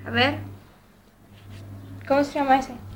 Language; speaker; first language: Spanish; native; Spanish